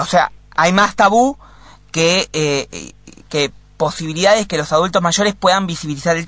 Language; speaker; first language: Spanish; native; Spanish